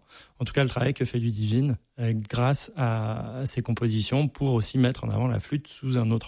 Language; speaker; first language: French; native; French